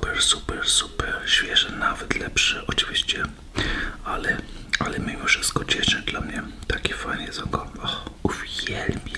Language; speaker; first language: Polish; early bilingual, heritage; Polish